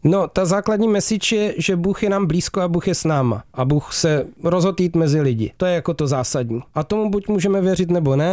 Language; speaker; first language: Czech; native; Czech